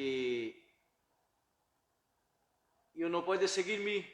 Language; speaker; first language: Spanish; non-native, learner; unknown